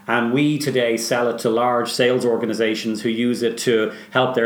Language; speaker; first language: English; native; English